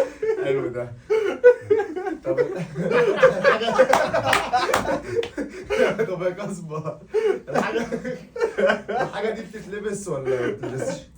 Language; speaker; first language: Arabic; native; Arabic